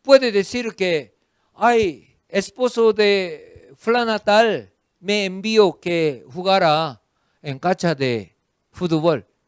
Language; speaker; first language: Spanish; non-native, fluent; Korean